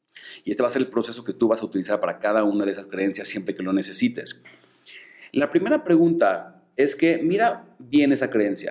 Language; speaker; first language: Spanish; native; Spanish